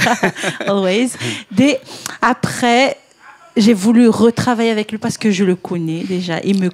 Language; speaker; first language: French; non-native, local second language; Malagasy